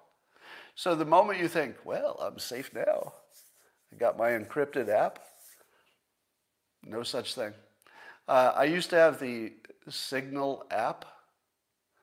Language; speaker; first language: English; native; English